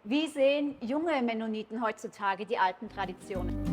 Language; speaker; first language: German; native; German